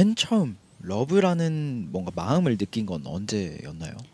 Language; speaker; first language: Korean; native; Korean